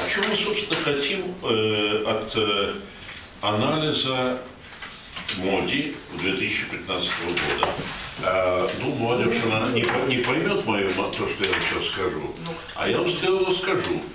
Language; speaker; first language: Russian; native; Russian